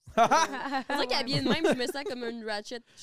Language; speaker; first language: French; native; French